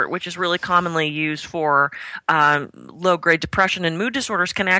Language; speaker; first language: English; native; English